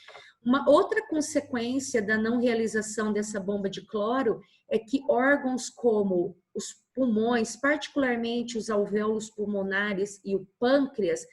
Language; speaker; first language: Portuguese; native; Portuguese